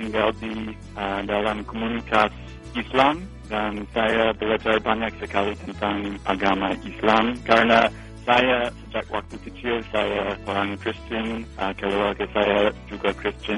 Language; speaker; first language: Indonesian; non-native, fluent; English